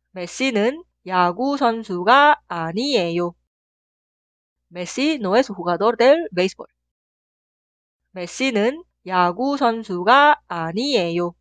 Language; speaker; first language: Korean; non-native, fluent; Spanish